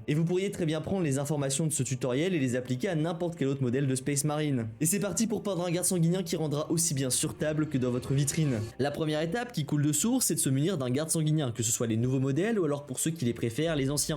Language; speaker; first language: French; native; French